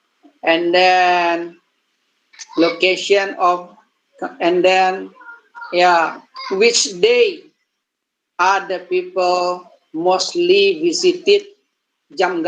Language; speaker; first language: English; non-native, learner; Indonesian